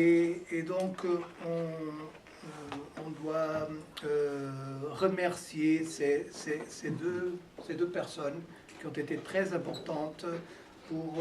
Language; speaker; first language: French; non-native, fluent; Portuguese